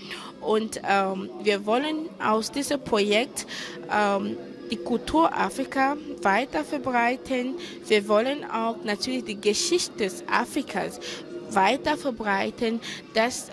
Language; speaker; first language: German; non-native, fluent; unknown